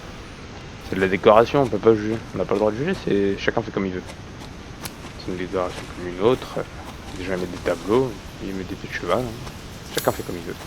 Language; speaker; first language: French; native; French